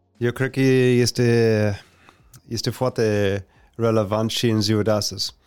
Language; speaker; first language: Romanian; non-native, fluent; English